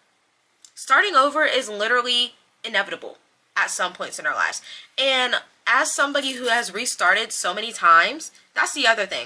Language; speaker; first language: English; native; English